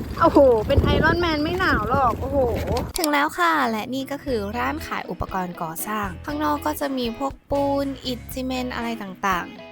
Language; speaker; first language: Thai; native; Thai